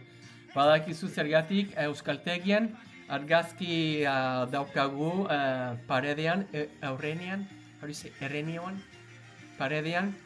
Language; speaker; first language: Basque; non-native, learner; English